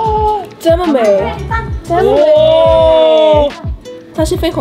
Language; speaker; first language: Chinese; non-native, fluent; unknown